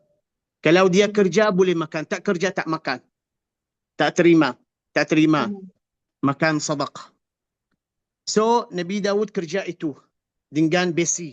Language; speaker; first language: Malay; non-native, fluent; Arabic